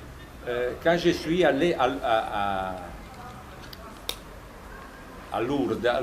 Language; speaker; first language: French; non-native, fluent; Italian